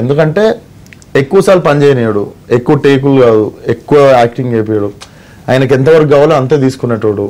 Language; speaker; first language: Telugu; native; Telugu